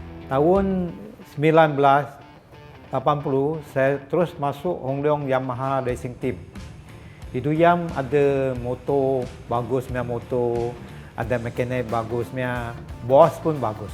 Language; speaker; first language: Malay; non-native, local second language; Chinese